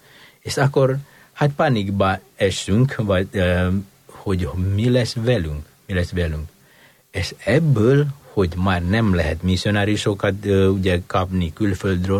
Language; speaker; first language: Hungarian; non-native, fluent; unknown